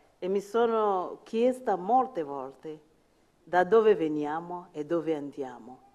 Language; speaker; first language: Italian; non-native, fluent; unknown